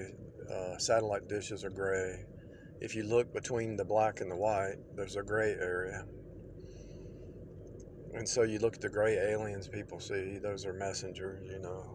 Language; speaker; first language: English; native; English